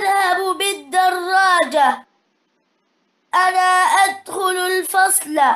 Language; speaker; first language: Arabic; non-native, learner; Thai